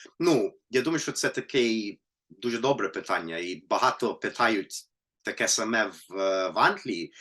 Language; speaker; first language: Ukrainian; non-native, fluent; English